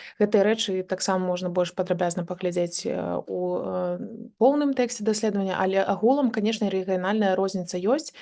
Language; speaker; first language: Belarusian; native; Belarusian